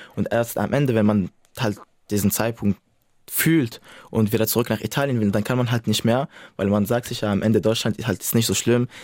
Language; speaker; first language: German; non-native, fluent; Italian